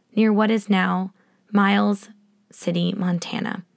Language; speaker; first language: English; native; English